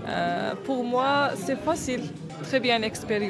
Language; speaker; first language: French; non-native, learner; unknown